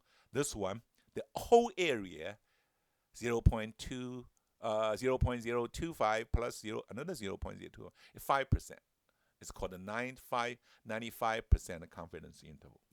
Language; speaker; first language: English; non-native, fluent; Chinese